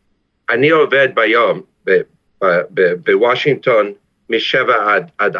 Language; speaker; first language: Hebrew; non-native, fluent; English